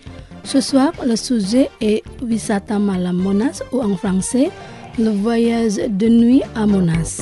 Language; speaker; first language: French; non-native, fluent; Indonesian